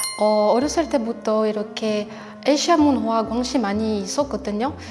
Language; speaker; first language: Korean; non-native, learner; French